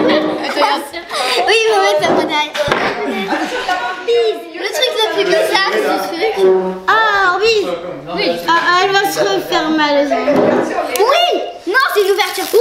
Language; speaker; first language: French; native; French